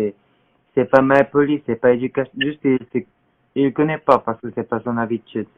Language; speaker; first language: French; non-native, learner; Korean